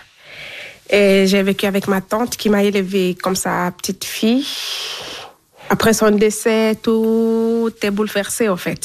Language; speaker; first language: French; non-native, local second language; Fula